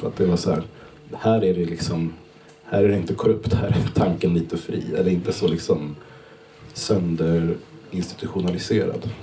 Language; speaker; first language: Swedish; native; Swedish